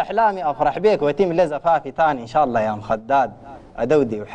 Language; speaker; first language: Arabic; native; Arabic